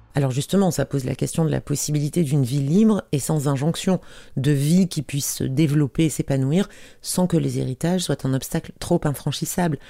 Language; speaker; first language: French; native; French